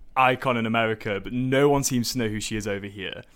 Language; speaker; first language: English; native; English